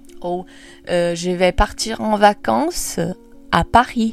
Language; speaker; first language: French; non-native, fluent; Portuguese